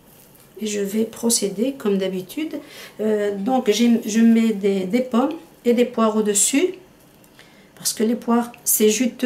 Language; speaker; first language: French; native; French